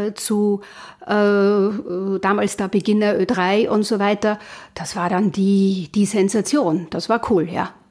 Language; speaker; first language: German; native; German